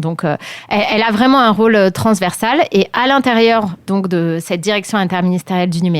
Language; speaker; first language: French; native; French